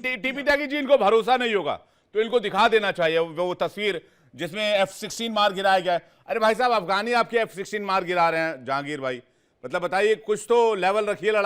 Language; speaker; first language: Hindi; native; Hindi